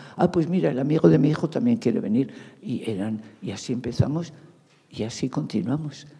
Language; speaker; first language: Spanish; native; Spanish